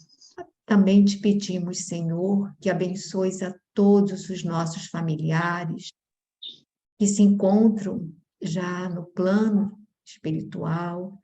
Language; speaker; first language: Portuguese; native; Portuguese